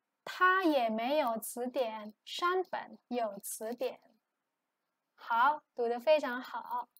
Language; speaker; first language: Chinese; non-native, fluent; Indonesian